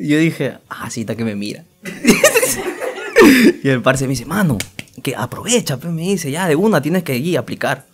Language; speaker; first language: Spanish; native; Spanish